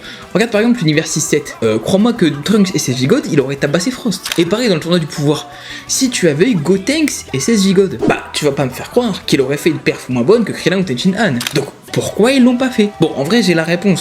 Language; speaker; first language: French; native; French